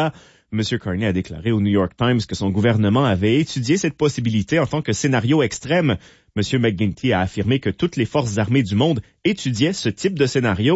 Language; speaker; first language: French; native; French